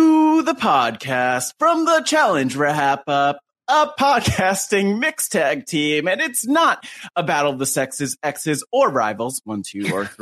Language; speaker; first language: English; native; English